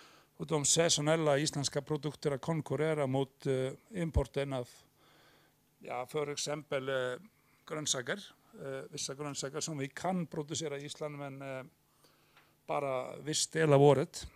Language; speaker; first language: Swedish; non-native, fluent; Icelandic